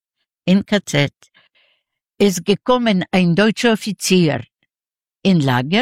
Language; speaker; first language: German; non-native, learner; Yiddish